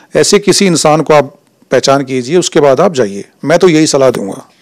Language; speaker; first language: Hindi; native; Hindi